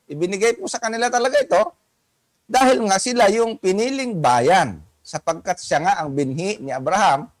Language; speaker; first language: Filipino; native; Filipino